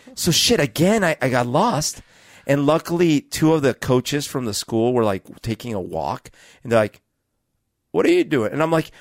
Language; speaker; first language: English; non-native, fluent; Spanish